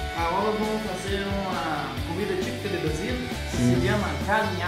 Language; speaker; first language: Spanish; non-native, learner; Portuguese